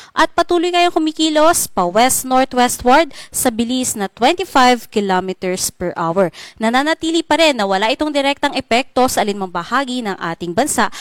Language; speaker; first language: Filipino; non-native, local second language; Cebuano